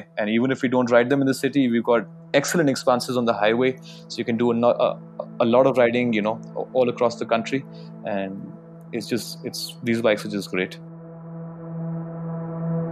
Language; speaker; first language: English; non-native, local second language; Hindi